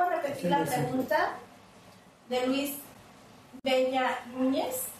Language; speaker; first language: Spanish; native; Spanish